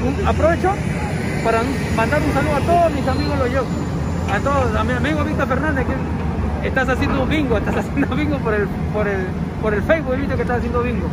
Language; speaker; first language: Spanish; native; Spanish